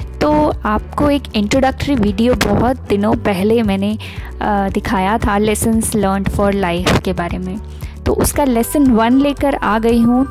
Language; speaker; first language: Hindi; native; Hindi